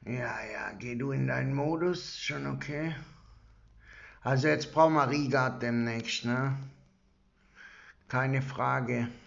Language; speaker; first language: German; native; German